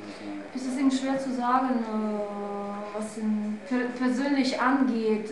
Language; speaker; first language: German; non-native, fluent; Russian